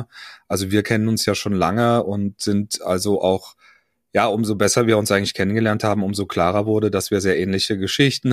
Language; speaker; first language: German; native; German